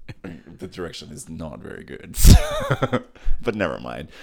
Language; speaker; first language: English; early bilingual, other home language; Macedonian